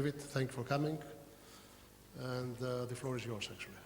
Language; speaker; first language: English; non-native, fluent; Greek